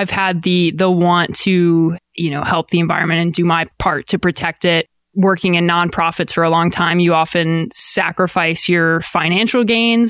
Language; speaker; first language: English; native; English